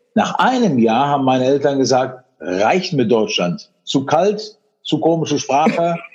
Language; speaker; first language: German; native; German